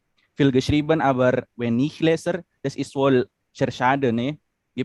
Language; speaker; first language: German; non-native, learner; Indonesian